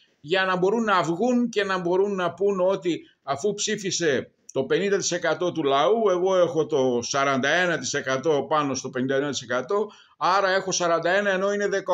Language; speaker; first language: Greek; native; Greek